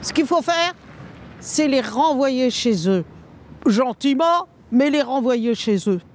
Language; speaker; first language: French; native; French